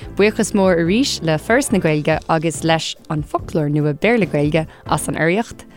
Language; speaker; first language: Irish; non-native, local second language; English